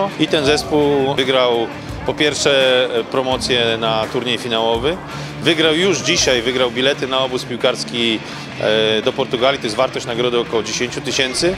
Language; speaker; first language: Polish; native; Polish